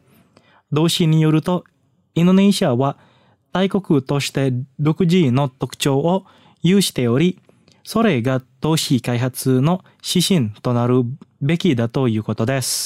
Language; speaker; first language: Japanese; non-native, fluent; Indonesian